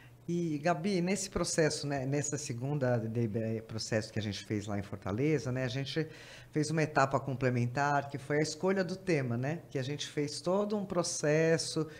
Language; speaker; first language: Portuguese; native; Portuguese